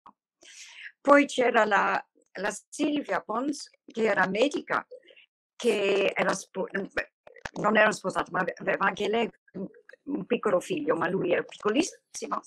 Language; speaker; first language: Italian; non-native, fluent; English